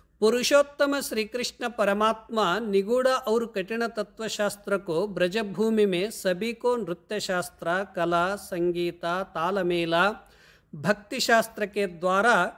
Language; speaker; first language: Hindi; non-native, local second language; Kannada